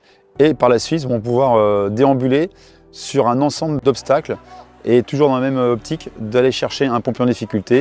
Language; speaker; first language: French; native; French